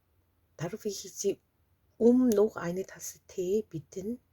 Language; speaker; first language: German; non-native, fluent; Korean